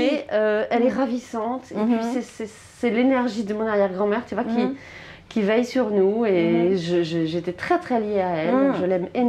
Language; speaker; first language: French; native; French